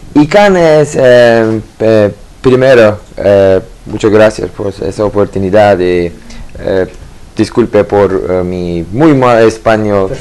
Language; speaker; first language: Spanish; non-native, learner; Turkish